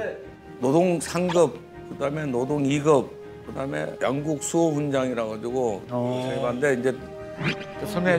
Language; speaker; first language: Korean; native; Korean